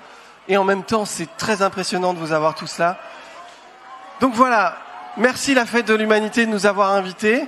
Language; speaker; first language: French; native; French